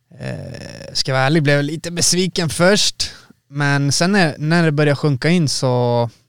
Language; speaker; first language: Swedish; native; Swedish